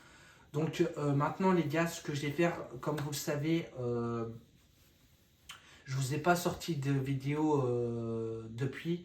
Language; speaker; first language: French; native; French